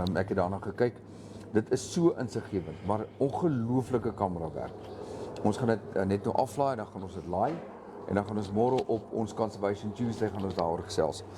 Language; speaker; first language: Afrikaans; native; Afrikaans